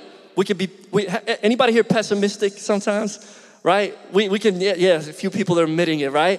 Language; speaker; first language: English; native; English